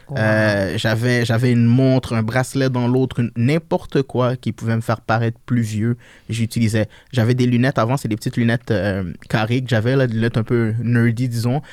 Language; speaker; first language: French; early bilingual, other home language; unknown